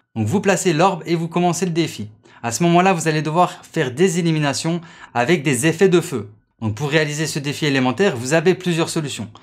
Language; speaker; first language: French; native; French